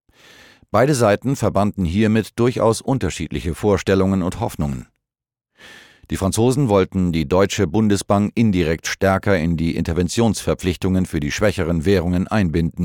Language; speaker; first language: German; native; German